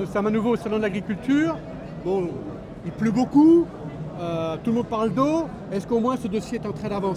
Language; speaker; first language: French; native; French